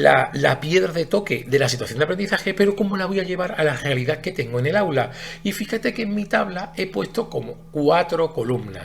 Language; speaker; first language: Spanish; native; Spanish